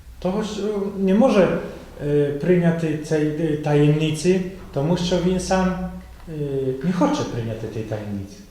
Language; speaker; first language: Ukrainian; non-native, fluent; Polish